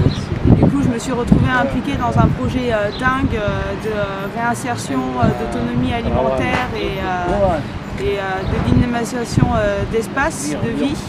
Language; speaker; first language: French; native; French